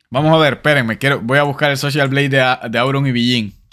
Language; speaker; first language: Spanish; native; Spanish